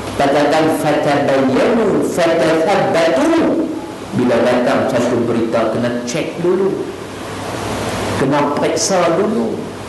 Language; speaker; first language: Malay; native; Malay